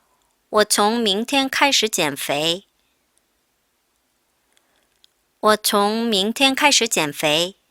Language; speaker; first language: Chinese; non-native, fluent; Korean